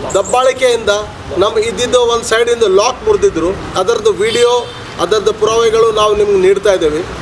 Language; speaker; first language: Kannada; non-native, local second language; Urdu